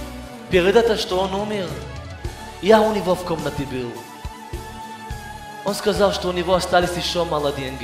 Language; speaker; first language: Russian; early bilingual, heritage; Hebrew